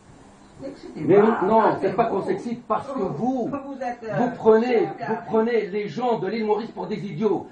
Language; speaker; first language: French; non-native, fluent; Arabic